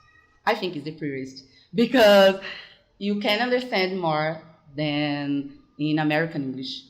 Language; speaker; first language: English; non-native, fluent; Portuguese